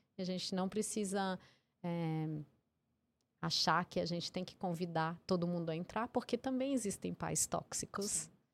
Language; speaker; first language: Portuguese; early bilingual, heritage; English